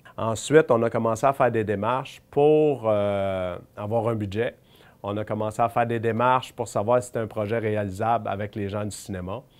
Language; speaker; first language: French; native; French